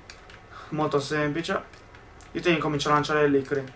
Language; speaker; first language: Italian; native; Italian